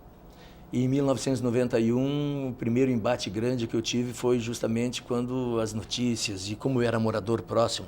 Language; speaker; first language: Portuguese; native; Portuguese